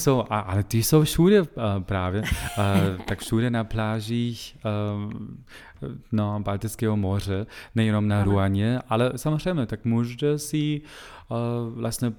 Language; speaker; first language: Czech; non-native, fluent; German